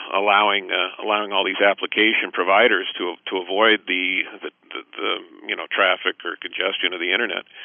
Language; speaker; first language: English; native; English